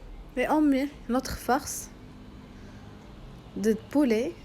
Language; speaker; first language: French; non-native, local second language; Arabic